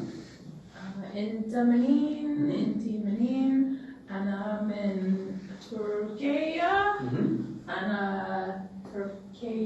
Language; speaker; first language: Arabic; non-native, learner; English